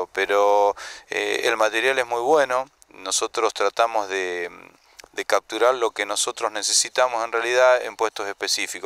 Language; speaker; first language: Spanish; native; Spanish